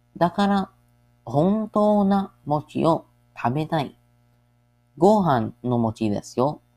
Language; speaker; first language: Japanese; non-native, learner; English